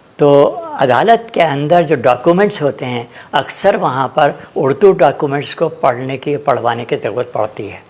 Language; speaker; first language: Urdu; native; Urdu